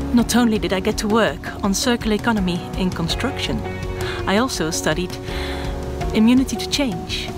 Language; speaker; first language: English; non-native, fluent; Italian